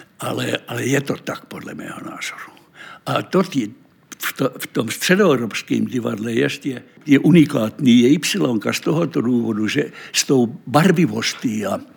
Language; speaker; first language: Czech; non-native, fluent; Finnish